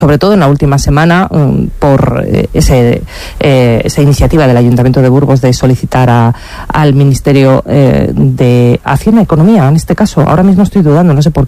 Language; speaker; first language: Spanish; native; Spanish